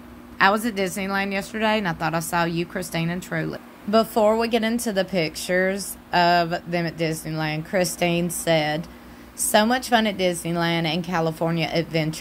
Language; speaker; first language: English; native; English